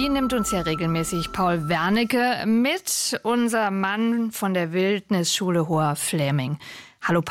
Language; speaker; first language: German; native; German